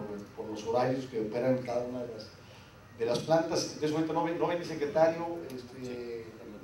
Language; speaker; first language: Spanish; native; Spanish